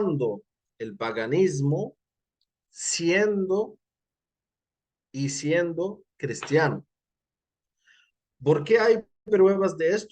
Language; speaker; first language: Spanish; non-native, fluent; Arabic